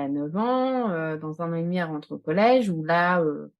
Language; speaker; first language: French; native; French